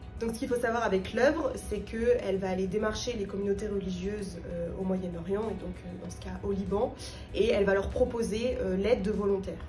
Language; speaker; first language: French; native; French